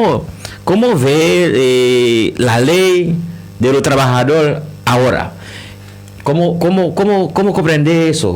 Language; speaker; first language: Spanish; non-native, learner; Haitian Creole